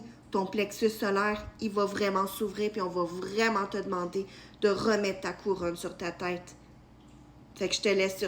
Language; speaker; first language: French; native; French